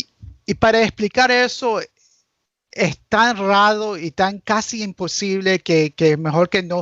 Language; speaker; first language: Spanish; early bilingual, heritage; Spanish